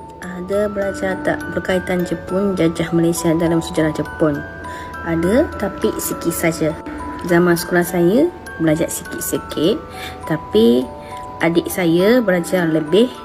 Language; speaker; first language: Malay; non-native, fluent; Japanese